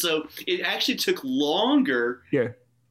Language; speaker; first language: English; native; English